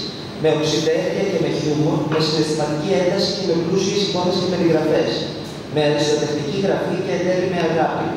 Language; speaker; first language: Greek; native; Greek